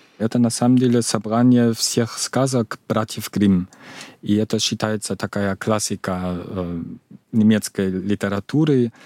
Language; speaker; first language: Russian; non-native, fluent; German